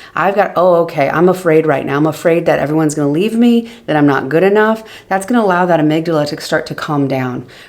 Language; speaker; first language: English; native; English